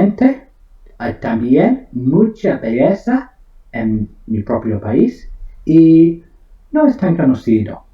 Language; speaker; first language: Spanish; non-native, fluent; English